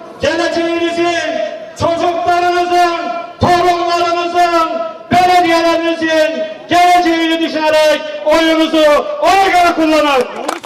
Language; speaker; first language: Turkish; native; Turkish